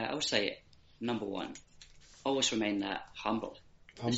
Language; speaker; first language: English; native; English